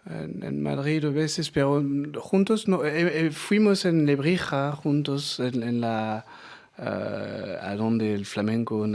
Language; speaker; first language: Spanish; non-native, learner; French